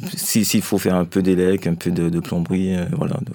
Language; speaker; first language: French; native; French